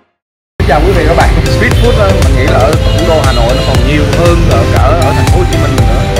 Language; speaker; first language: Vietnamese; native; Vietnamese